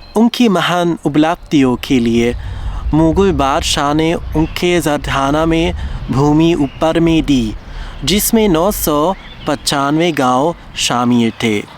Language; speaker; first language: Hindi; non-native, learner; German